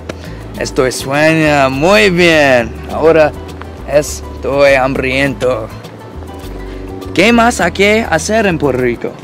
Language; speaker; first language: Spanish; non-native, learner; English